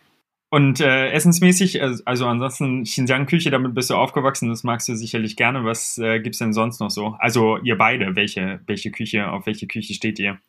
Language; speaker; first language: German; native; German